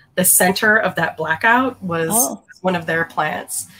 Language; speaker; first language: English; native; English